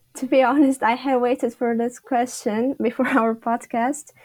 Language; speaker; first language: English; non-native, fluent; Tajik